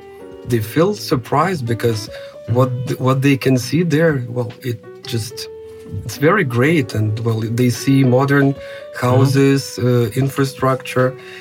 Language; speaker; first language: English; non-native, fluent; Kazakh